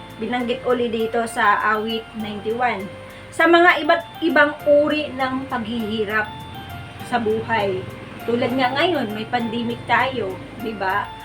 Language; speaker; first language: Filipino; non-native, local second language; Cebuano